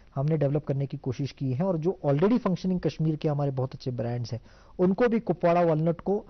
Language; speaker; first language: Hindi; non-native, local second language; Marathi